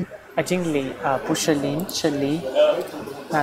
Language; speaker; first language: Chinese; non-native, learner; English